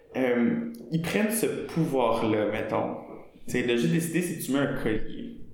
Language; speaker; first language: French; native; French